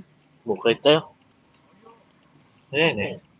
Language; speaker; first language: Japanese; non-native, learner; Filipino